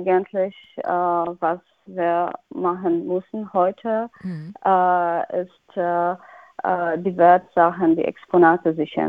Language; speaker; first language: German; non-native, fluent; Polish